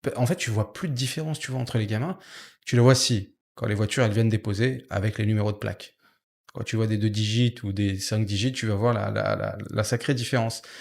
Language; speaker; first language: French; native; French